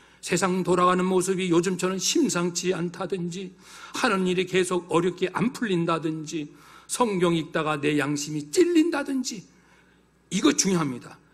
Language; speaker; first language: Korean; native; Korean